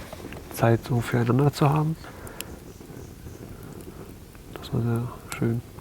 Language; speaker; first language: German; native; German